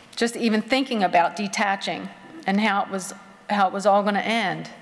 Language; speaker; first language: English; native; English